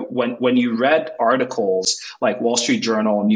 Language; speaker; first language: English; non-native, local second language; Igbo